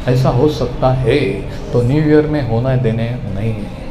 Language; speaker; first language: Hindi; non-native, local second language; Marathi